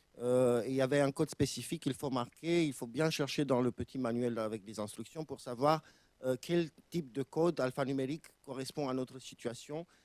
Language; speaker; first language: French; non-native, fluent; Romanian